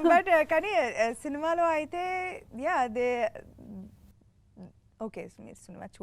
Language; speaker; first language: Telugu; non-native, fluent; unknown